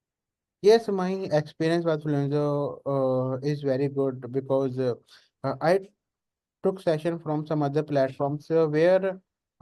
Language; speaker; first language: English; non-native, learner; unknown